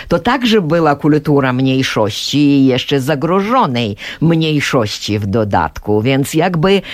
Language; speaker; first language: Polish; non-native, fluent; Ukrainian